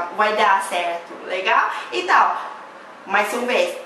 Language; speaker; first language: Portuguese; non-native, learner; Thai